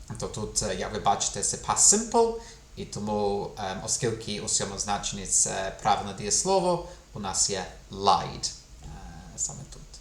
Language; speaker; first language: Ukrainian; non-native, fluent; English